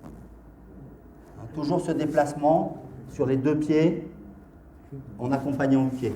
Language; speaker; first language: French; native; French